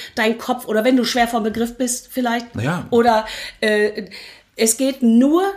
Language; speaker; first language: German; native; German